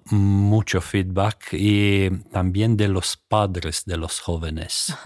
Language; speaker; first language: Spanish; non-native, fluent; Romanian